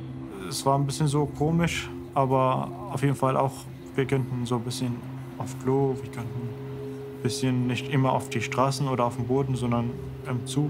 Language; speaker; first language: German; non-native, fluent; Arabic